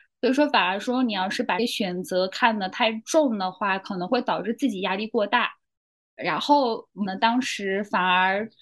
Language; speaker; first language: Chinese; native; Chinese